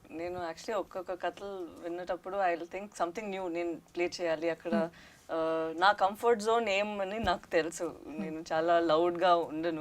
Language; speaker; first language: Telugu; non-native, local second language; Tamil